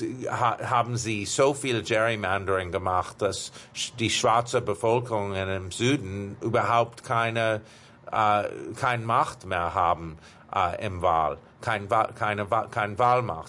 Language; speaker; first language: German; non-native, fluent; English